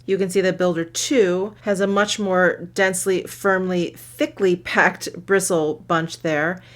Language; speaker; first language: English; native; English